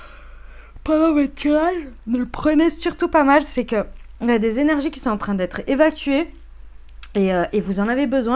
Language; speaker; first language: French; native; French